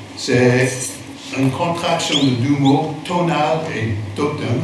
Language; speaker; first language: French; non-native, fluent; English